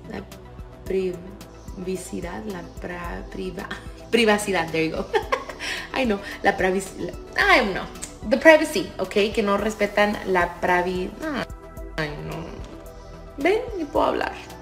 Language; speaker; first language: Spanish; early bilingual, other home language; English